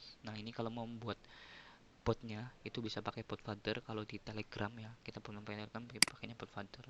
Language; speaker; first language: Indonesian; native; Indonesian